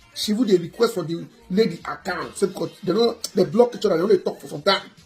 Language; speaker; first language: Nigerian Pidgin; native; Nigerian Pidgin